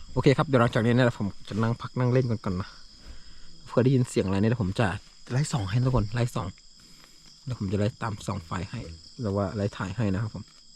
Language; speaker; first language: Thai; non-native, local second language; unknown